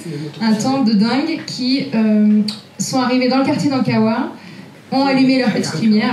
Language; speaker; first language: French; native; French